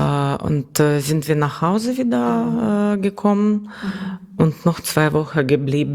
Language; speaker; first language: German; non-native, learner; Russian